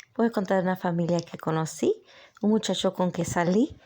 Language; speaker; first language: Spanish; early bilingual, heritage; Spanish